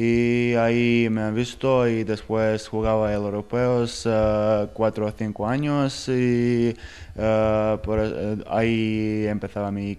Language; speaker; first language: Spanish; non-native, fluent; Bosnian